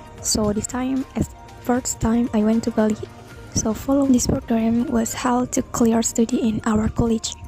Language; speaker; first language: English; non-native, learner; Indonesian